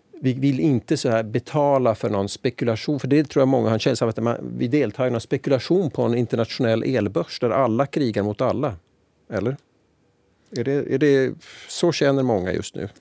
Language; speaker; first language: Swedish; native; Swedish